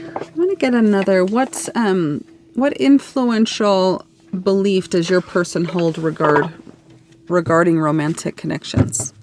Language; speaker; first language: English; native; English